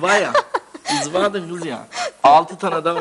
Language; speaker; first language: Turkish; native; Turkish